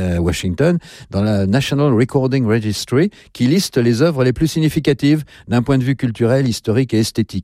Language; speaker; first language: French; native; French